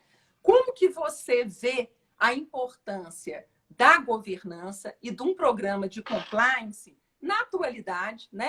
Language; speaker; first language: Portuguese; native; Portuguese